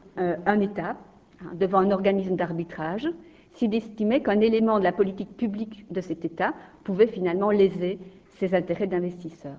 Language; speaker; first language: French; native; French